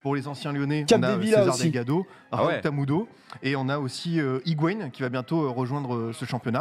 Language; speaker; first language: French; native; French